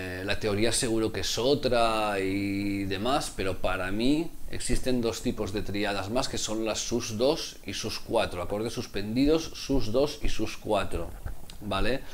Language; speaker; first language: Spanish; native; Spanish